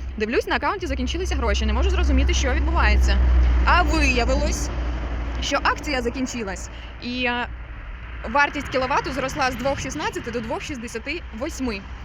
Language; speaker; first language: Ukrainian; non-native, local second language; Russian